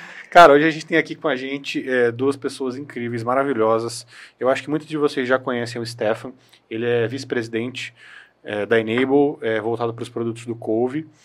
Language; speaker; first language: Portuguese; native; Portuguese